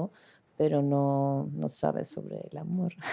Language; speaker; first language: Spanish; non-native, fluent; Greek